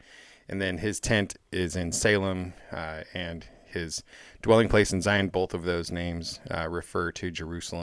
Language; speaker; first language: English; native; English